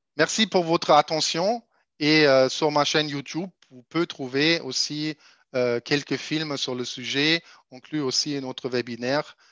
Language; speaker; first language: French; non-native, fluent; German